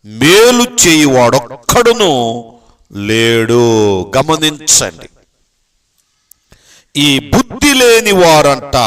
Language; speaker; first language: Telugu; native; Telugu